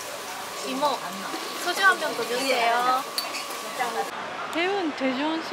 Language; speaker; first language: Korean; non-native, learner; Japanese